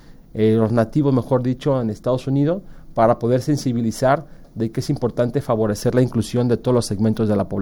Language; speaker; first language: Spanish; native; Spanish